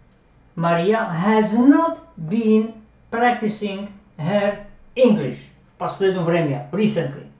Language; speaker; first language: Russian; non-native, fluent; Slovak